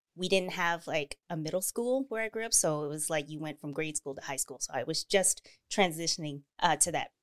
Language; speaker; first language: English; native; English